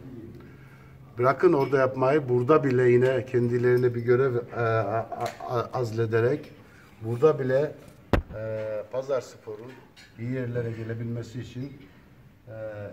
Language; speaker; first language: Turkish; native; Turkish